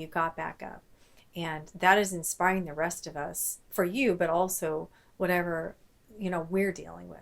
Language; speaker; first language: English; native; English